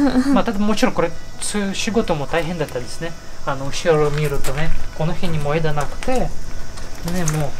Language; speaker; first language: Japanese; non-native, fluent; Russian